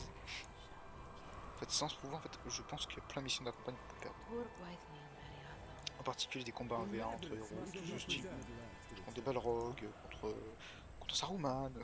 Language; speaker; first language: French; native; French